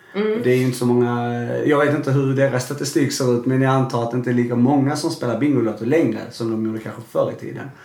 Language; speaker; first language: Swedish; native; Swedish